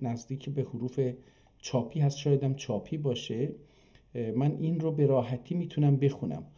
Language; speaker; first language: Persian; non-native, local second language; Azerbaijani